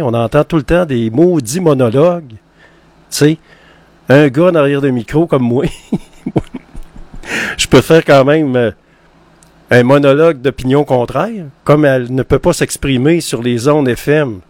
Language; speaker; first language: French; native; French